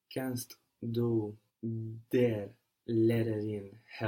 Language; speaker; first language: German; non-native, learner; English